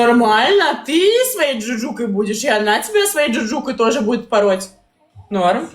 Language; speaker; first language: Russian; native; Russian